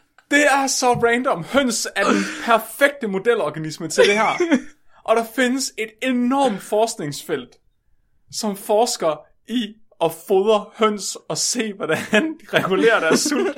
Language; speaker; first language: Danish; native; Danish